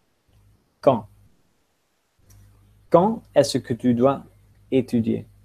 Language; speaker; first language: French; non-native, fluent; Dutch